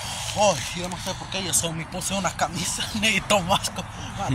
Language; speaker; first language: Spanish; early bilingual, heritage; Spanish